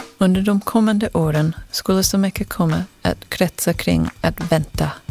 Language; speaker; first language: Swedish; non-native, fluent; English